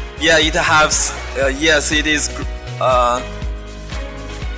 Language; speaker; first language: English; non-native, fluent; Chinese